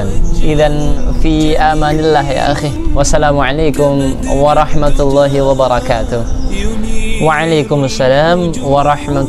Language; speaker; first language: Arabic; non-native, learner; Indonesian